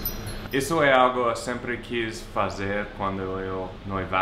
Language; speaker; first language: Portuguese; non-native, fluent; English